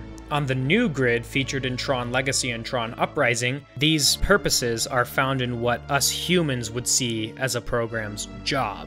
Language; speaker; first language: English; native; English